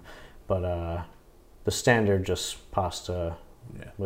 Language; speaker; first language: English; native; English